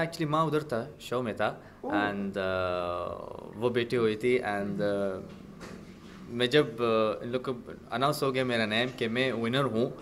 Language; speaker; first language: Hindi; non-native, fluent; Arabic